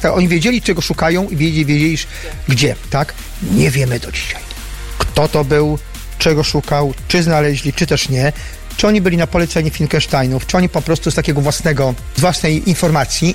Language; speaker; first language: Polish; native; Polish